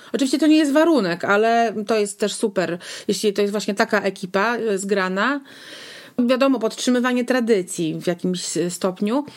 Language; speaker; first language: Polish; native; Polish